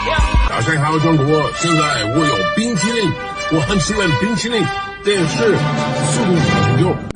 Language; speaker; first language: Chinese; non-native, learner; English